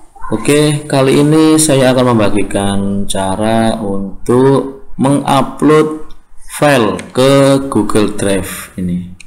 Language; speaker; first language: Indonesian; native; Indonesian